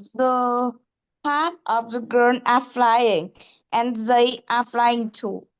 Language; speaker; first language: English; non-native, learner; Vietnamese